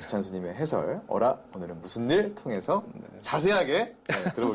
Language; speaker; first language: Korean; native; Korean